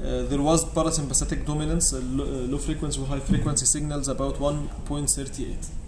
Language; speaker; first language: English; non-native, fluent; Arabic